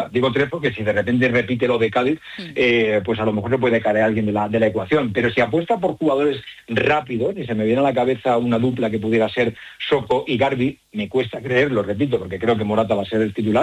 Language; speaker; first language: Spanish; native; Spanish